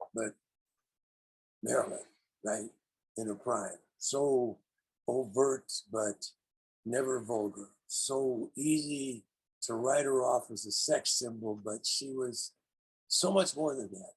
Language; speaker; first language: English; native; English